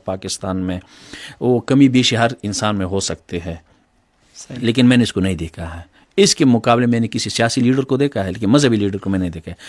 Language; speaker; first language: Urdu; non-native, local second language; Pashto